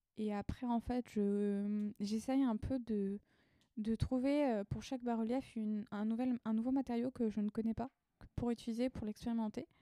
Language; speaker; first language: French; native; French